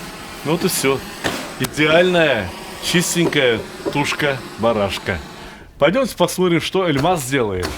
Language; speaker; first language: Russian; native; Russian